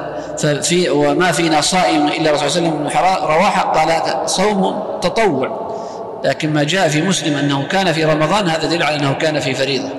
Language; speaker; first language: Arabic; native; Arabic